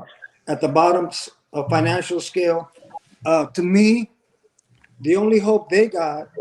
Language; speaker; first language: English; native; English